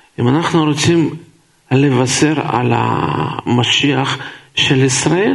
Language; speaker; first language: Hebrew; non-native, fluent; Russian